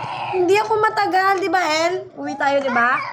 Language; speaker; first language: Filipino; non-native, local second language; Iloko